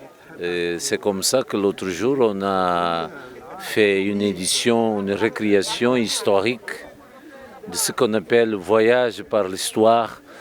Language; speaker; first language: French; non-native, fluent; Kabuverdianu